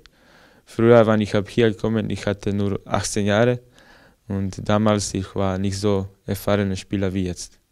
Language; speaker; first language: German; non-native, learner; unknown